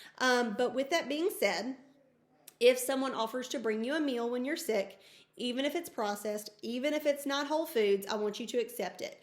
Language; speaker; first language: English; native; English